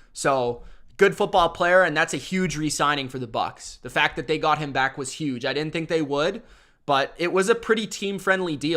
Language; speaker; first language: English; native; English